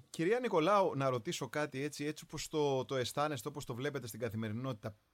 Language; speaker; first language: Greek; native; Greek